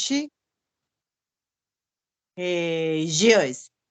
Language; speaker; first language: Portuguese; non-native, fluent; Spanish